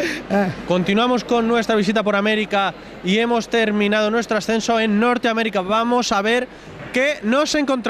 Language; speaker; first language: Spanish; native; Spanish